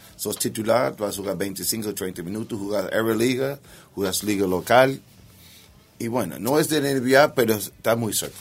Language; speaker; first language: Spanish; non-native, learner; English